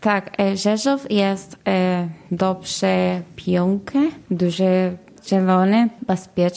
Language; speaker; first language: Polish; non-native, learner; Spanish